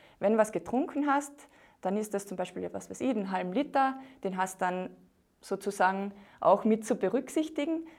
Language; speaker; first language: German; native; German